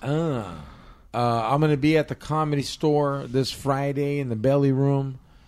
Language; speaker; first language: English; native; English